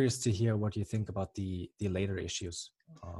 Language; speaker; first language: English; non-native, fluent; German